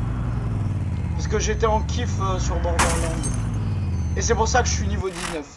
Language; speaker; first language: French; native; French